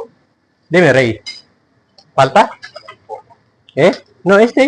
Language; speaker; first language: Spanish; non-native, learner; Filipino